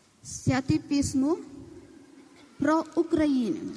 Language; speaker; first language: Ukrainian; non-native, learner; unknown